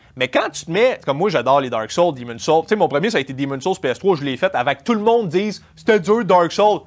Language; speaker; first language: French; native; French